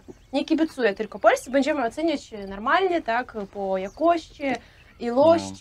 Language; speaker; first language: Polish; non-native, fluent; Russian